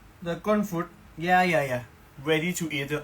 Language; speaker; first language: English; non-native, learner; Thai